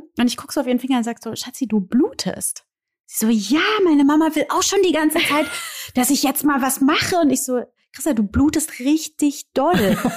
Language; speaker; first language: German; early bilingual, other home language; Portuguese